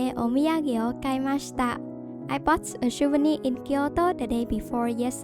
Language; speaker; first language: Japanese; non-native, fluent; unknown